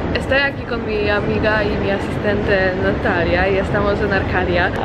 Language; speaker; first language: Spanish; non-native, learner; Polish